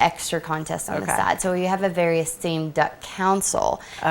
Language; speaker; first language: English; native; English